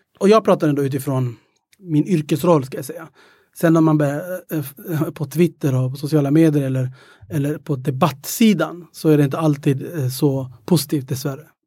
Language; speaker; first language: Swedish; early bilingual, other home language; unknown